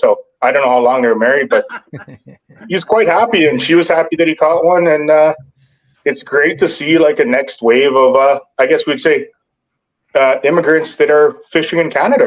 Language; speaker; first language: English; native; English